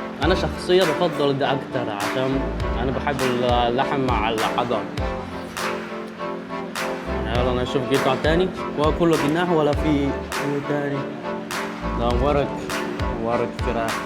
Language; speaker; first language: Arabic; non-native, fluent; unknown